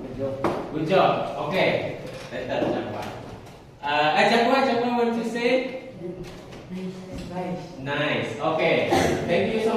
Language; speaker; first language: English; non-native, learner; Indonesian